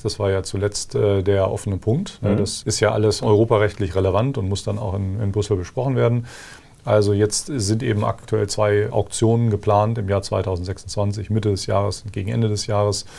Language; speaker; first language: German; native; German